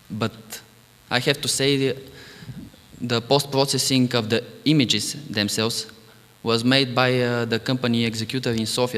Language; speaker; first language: English; non-native, fluent; Bulgarian